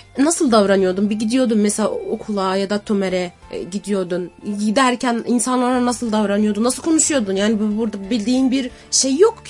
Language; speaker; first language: Turkish; native; Turkish